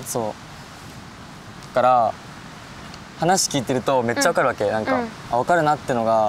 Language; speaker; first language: Japanese; native; Japanese